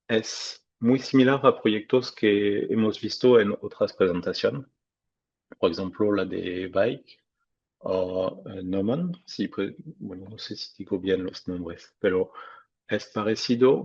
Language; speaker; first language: Spanish; non-native, fluent; French